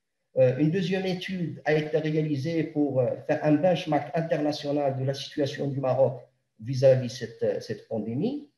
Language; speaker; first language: French; non-native, local second language; Arabic